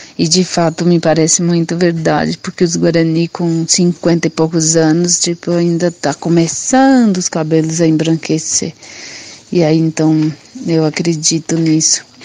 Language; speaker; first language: Portuguese; non-native, local second language; Guarani